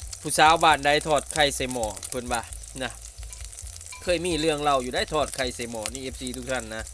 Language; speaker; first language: Thai; native; Thai